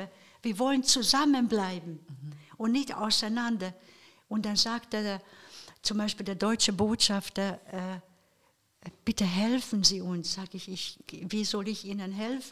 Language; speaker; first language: German; non-native, fluent; Hungarian